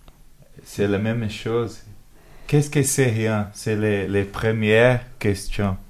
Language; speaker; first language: French; non-native, learner; Portuguese